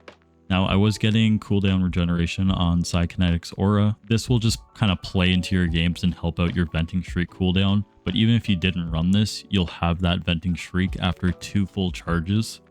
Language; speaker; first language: English; native; English